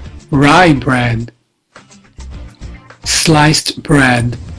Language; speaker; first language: English; non-native, fluent; Portuguese